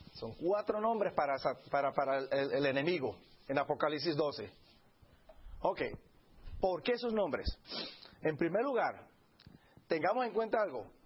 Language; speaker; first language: Spanish; native; Spanish